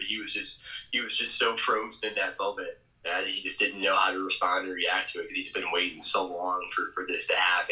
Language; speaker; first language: English; native; English